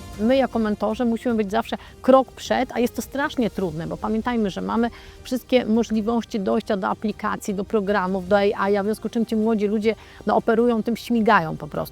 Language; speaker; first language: Polish; native; Polish